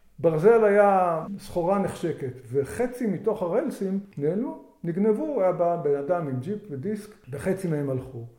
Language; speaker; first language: Hebrew; native; Hebrew